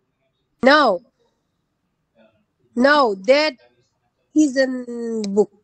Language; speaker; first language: English; non-native, learner; Indonesian